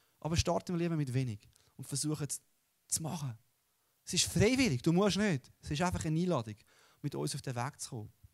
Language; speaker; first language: German; native; German